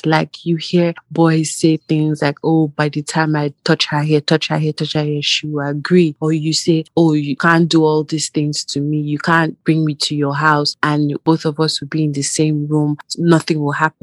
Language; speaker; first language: English; non-native, local second language; Igbo